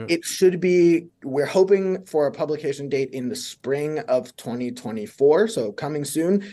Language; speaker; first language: English; native; English